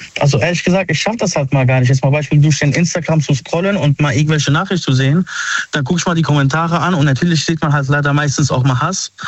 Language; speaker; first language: German; early bilingual, other home language; Arabic